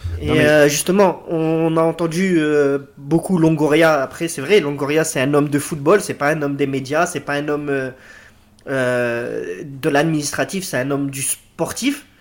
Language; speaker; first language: French; native; French